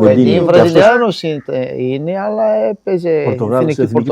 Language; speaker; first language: Greek; non-native, fluent; Portuguese